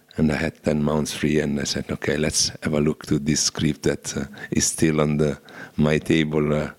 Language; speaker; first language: English; non-native, fluent; Italian